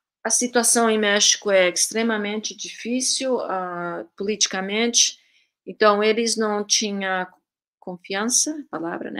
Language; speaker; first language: Portuguese; early bilingual, heritage; Portuguese